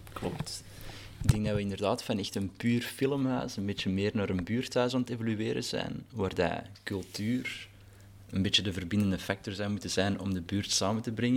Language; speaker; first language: Dutch; native; Dutch